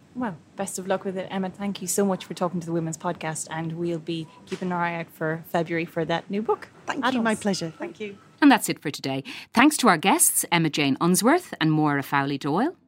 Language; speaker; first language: English; native; English